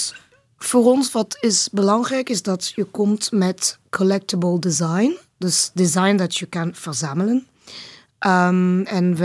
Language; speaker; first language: Dutch; non-native, learner; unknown